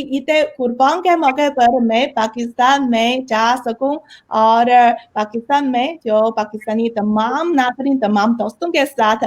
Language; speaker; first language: Hindi; non-native, fluent; Chinese